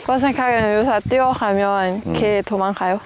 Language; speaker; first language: Korean; non-native, learner; Thai